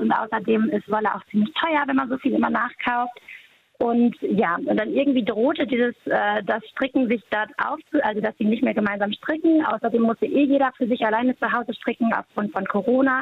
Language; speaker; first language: German; native; German